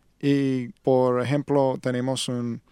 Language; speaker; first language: Spanish; non-native, learner; English